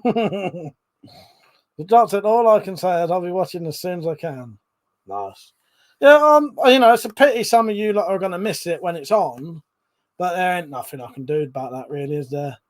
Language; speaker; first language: English; native; English